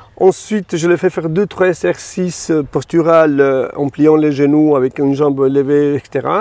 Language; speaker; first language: French; non-native, fluent; Spanish